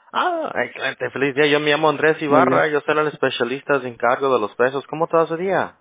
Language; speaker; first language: Spanish; early bilingual, heritage; English